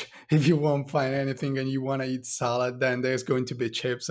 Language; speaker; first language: English; non-native, fluent; Italian